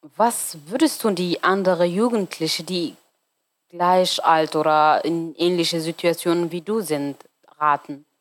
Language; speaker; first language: German; non-native, fluent; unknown